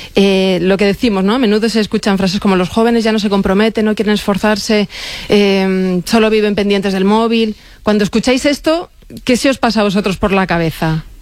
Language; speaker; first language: Spanish; native; Spanish